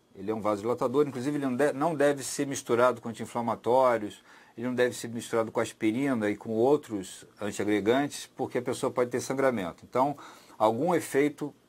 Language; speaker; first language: Portuguese; native; Portuguese